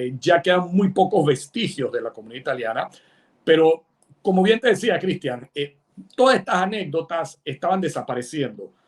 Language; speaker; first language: Spanish; early bilingual, other home language; Italian